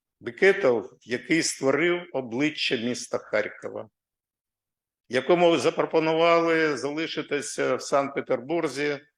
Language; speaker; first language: Ukrainian; non-native, local second language; Russian